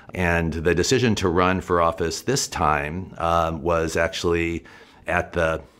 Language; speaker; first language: English; native; English